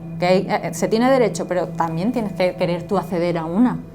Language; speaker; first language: Spanish; native; Spanish